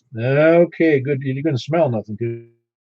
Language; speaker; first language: English; native; English